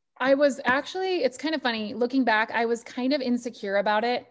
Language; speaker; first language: English; native; English